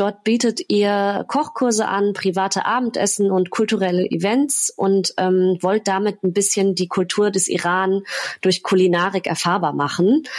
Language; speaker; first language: German; native; German